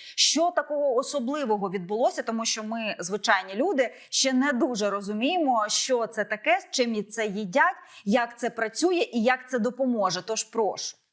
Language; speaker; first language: Ukrainian; native; Ukrainian